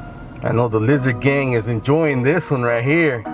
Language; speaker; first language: English; native; English